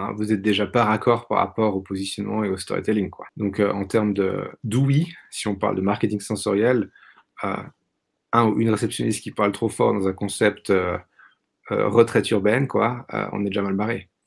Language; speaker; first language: French; native; French